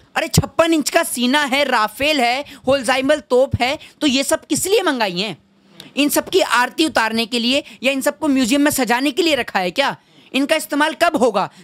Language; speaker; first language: Hindi; native; Hindi